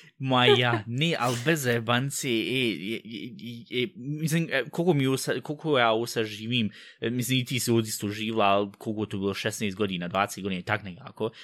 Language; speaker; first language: Bosnian; early bilingual, heritage; Bosnian